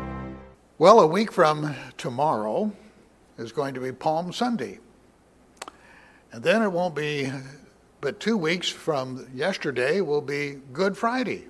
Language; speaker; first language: English; native; English